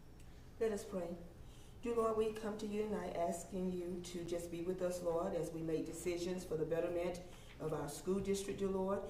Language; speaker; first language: English; native; English